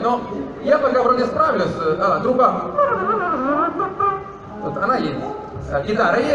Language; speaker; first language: Russian; non-native, fluent; Italian